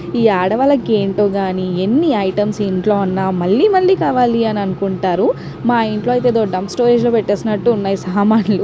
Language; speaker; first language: Telugu; non-native, local second language; Tamil